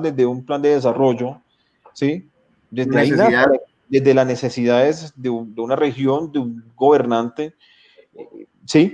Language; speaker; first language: Spanish; native; Spanish